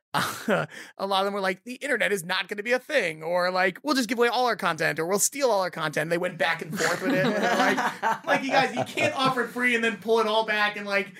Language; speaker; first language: English; native; English